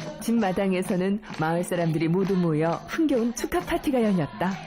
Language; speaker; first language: Korean; native; Korean